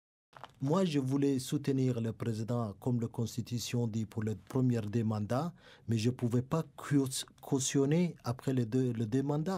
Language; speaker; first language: French; non-native, local second language; Somali